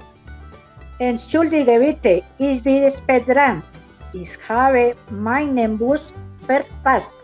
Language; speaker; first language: German; non-native, learner; Spanish